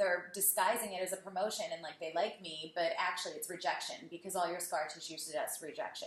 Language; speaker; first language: English; native; English